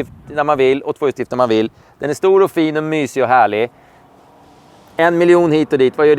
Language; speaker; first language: Swedish; native; Swedish